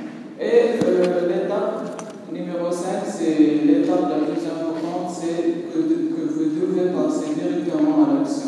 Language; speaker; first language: French; non-native, local second language; Arabic